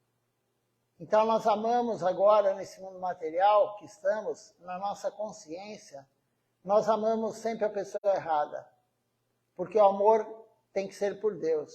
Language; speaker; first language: Portuguese; native; Portuguese